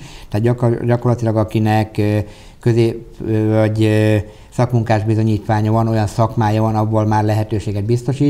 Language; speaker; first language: Hungarian; native; Hungarian